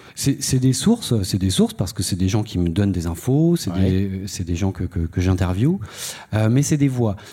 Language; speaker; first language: French; native; French